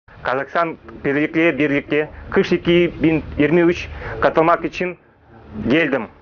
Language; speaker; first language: Turkish; non-native, learner; Kazakh